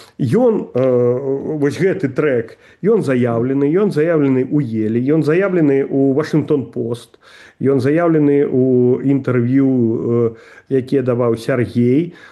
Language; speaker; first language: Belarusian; non-native, local second language; Russian